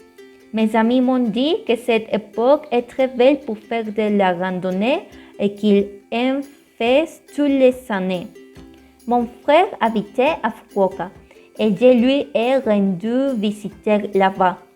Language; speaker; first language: French; non-native, learner; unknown